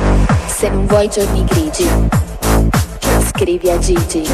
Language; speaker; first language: Italian; native; Italian